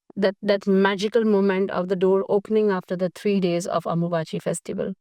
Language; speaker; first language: English; non-native, local second language; Gujarati